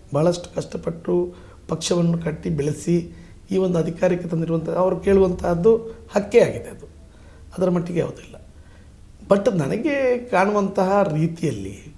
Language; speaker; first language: Kannada; non-native, local second language; Tulu